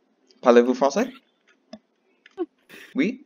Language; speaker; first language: French; non-native, learner; English